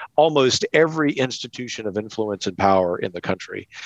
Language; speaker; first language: English; native; English